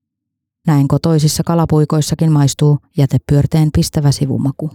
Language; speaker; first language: Finnish; native; Finnish